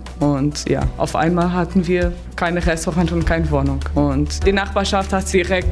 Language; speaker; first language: German; non-native, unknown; Portuguese